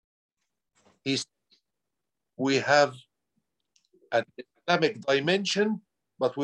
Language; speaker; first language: English; non-native, fluent; Arabic